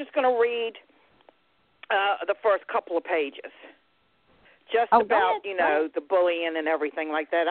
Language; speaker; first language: English; native; English